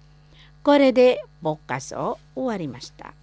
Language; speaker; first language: Japanese; non-native, fluent; Indonesian